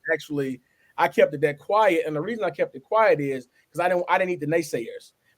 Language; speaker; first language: English; native; English